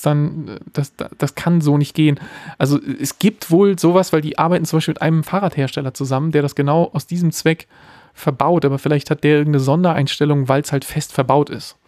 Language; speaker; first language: German; native; German